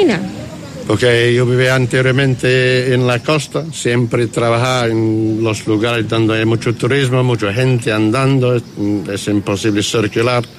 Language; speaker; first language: Spanish; non-native, learner; English